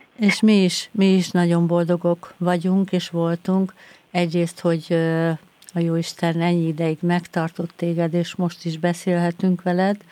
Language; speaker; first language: Hungarian; native; Hungarian